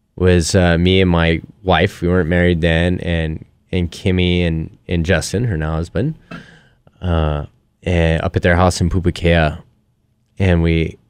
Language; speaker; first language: English; native; English